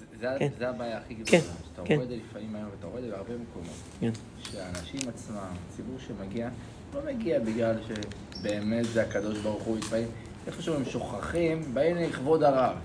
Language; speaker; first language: Hebrew; native; Hebrew